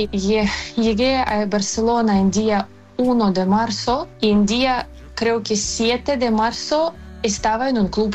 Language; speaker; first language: Spanish; non-native, fluent; Ukrainian